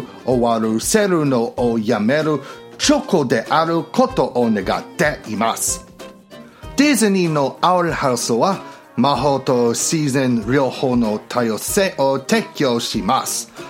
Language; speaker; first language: Japanese; non-native, learner; English